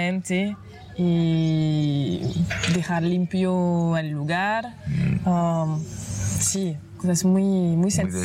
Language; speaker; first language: Spanish; non-native, fluent; French